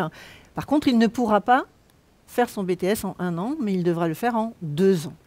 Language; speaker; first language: French; native; French